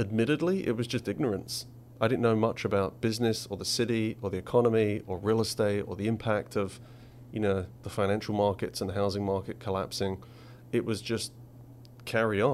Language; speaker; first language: English; native; English